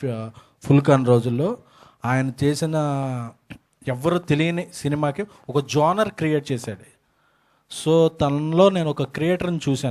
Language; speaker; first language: Telugu; native; Telugu